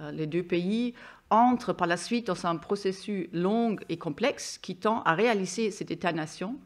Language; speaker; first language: French; non-native, fluent; German